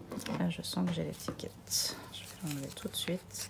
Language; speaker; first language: French; native; French